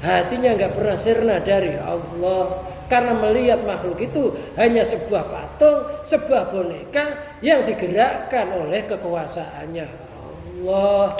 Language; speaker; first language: Indonesian; native; Indonesian